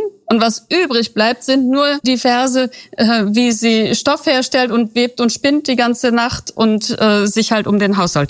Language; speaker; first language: German; native; German